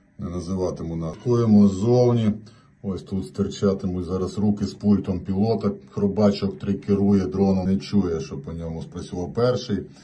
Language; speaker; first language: Ukrainian; native; Ukrainian